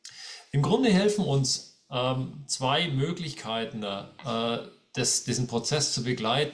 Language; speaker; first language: German; native; German